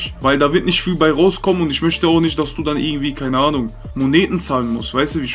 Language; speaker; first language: German; early bilingual, other home language; Turkish